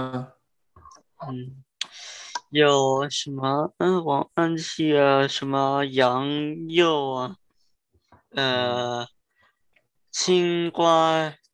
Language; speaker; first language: Chinese; early bilingual, heritage; Chinese